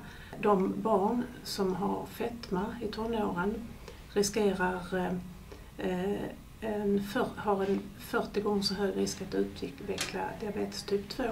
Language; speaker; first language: Swedish; native; Swedish